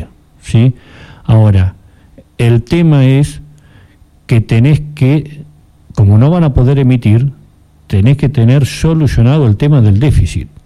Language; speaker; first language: Spanish; native; Spanish